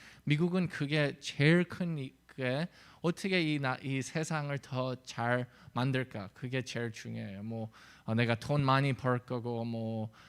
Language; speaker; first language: Korean; early bilingual, heritage; English